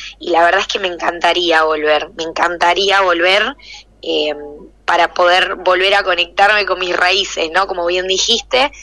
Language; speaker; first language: Spanish; non-native, local second language; Portuguese